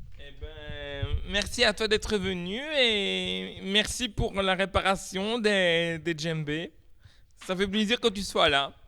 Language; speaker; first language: French; native; French